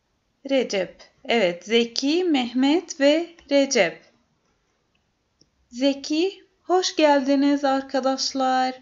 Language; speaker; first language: Turkish; non-native, fluent; Arabic